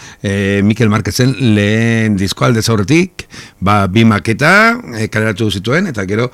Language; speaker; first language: Basque; native; Basque